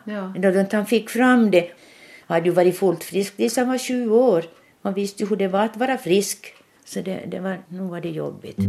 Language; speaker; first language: Swedish; native; Swedish